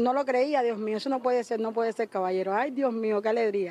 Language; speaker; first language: Spanish; native; Spanish